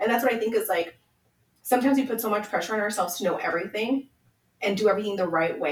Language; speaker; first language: English; early bilingual, other home language; Spanish